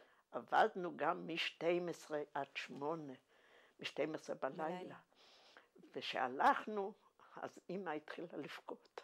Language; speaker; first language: Hebrew; non-native, fluent; Yiddish